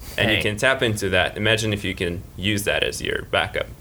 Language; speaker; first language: English; early bilingual, other home language; Russian